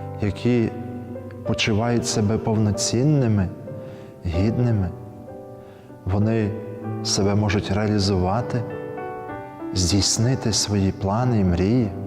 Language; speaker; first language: Ukrainian; native; Ukrainian